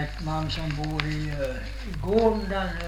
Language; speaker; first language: Swedish; native; Swedish